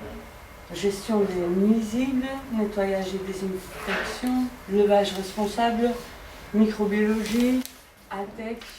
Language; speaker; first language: French; non-native, fluent; Dutch